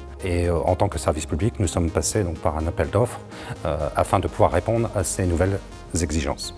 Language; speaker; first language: French; native; French